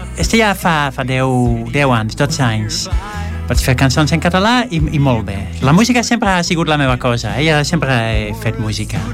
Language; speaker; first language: Catalan; non-native, fluent; Dutch